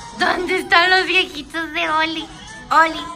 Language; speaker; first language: Spanish; native; Spanish